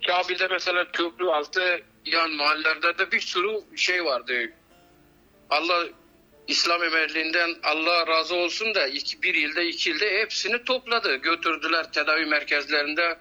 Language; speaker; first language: Turkish; non-native, fluent; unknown